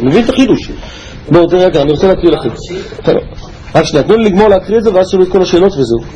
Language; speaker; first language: Hebrew; native; Hebrew